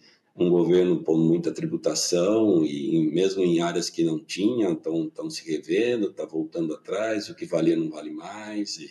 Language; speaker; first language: Portuguese; native; Portuguese